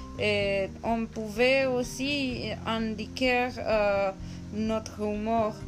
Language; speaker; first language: French; non-native, learner; Spanish